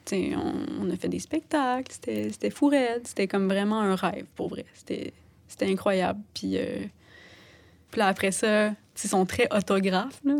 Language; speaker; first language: French; native; French